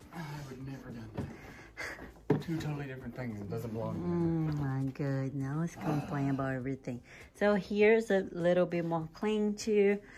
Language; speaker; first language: English; non-native, fluent; Portuguese